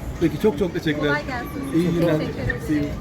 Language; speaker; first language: Turkish; native; Turkish